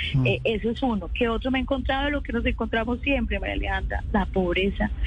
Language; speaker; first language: Spanish; native; Spanish